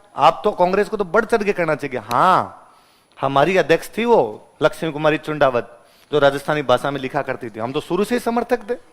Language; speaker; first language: Hindi; native; Hindi